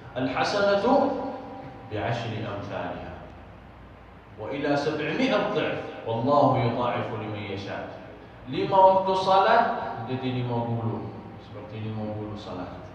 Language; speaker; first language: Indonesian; non-native, fluent; Arabic